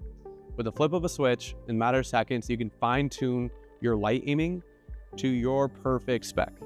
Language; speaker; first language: English; native; English